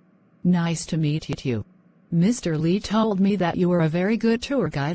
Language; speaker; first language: English; non-native, learner; Khmer